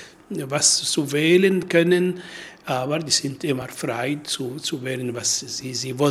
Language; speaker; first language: German; non-native, learner; Arabic